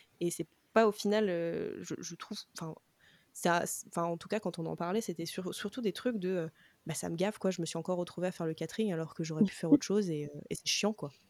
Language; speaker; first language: French; native; French